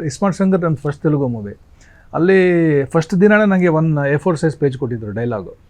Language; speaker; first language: Kannada; non-native, local second language; Tulu